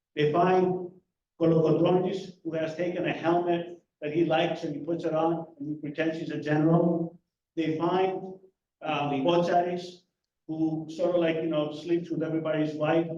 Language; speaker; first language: English; non-native, fluent; Greek